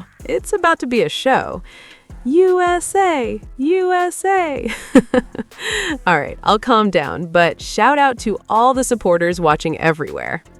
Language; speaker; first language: English; native; English